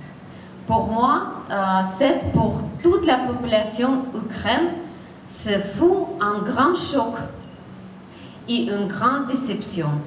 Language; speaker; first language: French; non-native, fluent; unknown